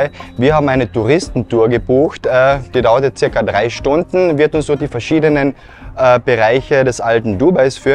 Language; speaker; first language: German; native; German